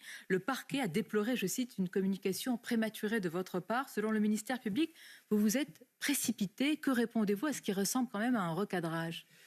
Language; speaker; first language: French; native; French